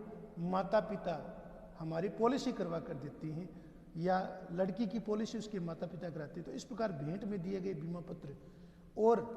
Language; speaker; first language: Hindi; native; Hindi